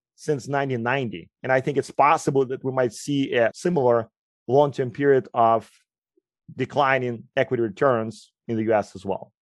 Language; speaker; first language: English; non-native, fluent; Ukrainian